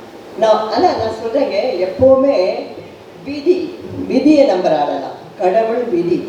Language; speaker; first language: Tamil; non-native, local second language; Telugu